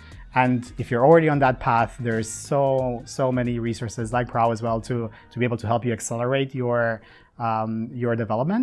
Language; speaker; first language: English; non-native, fluent; Romanian